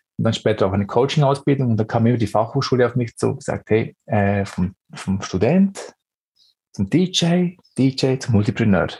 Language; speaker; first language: German; early bilingual, other home language; Greek